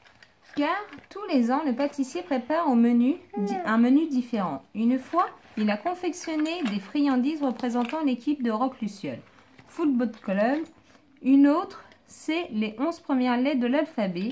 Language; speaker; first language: French; native; French